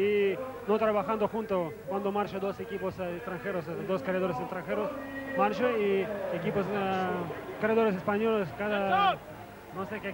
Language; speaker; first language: Spanish; non-native, learner; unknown